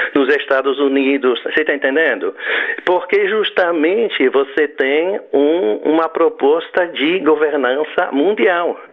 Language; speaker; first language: Portuguese; non-native, fluent; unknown